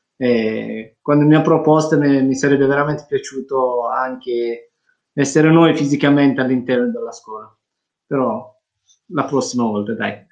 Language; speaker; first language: Italian; non-native, fluent; Persian